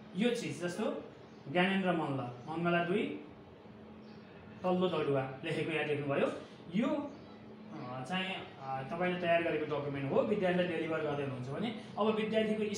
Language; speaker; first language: Nepali; native; Nepali